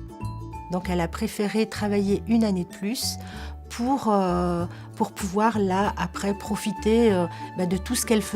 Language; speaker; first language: French; native; French